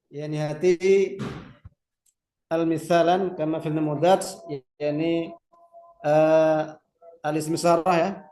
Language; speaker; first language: Arabic; non-native, fluent; Indonesian